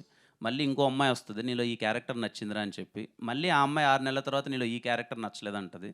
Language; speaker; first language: Telugu; native; Telugu